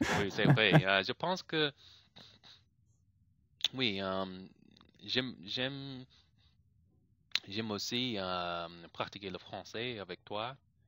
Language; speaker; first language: French; non-native, learner; English